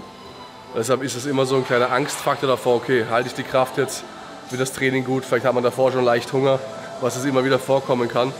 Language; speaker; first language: German; native; German